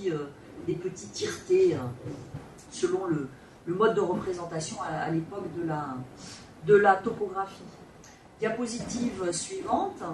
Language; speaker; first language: French; native; French